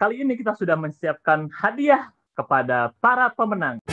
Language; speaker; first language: Indonesian; native; Indonesian